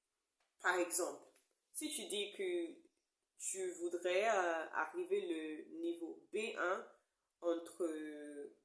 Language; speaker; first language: French; non-native, learner; English